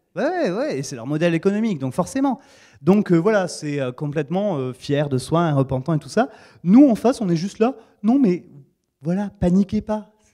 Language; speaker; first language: French; native; French